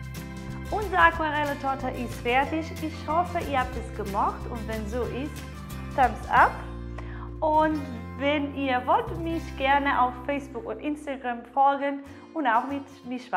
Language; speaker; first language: German; non-native, learner; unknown